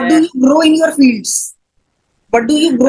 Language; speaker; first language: English; non-native, fluent; Hindi